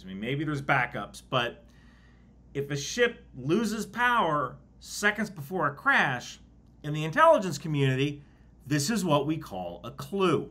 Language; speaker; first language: English; native; English